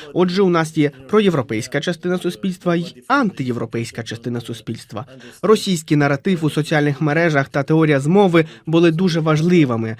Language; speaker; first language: Ukrainian; non-native, fluent; Romanian